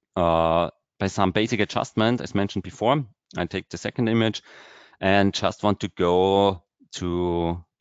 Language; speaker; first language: English; non-native, fluent; German